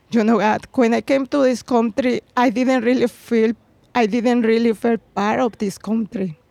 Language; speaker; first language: English; non-native, fluent; Spanish